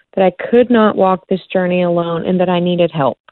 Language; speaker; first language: English; native; English